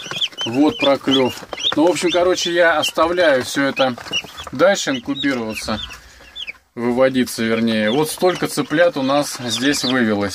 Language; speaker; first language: Russian; native; Russian